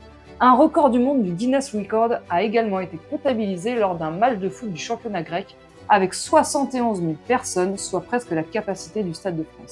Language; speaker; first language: French; native; French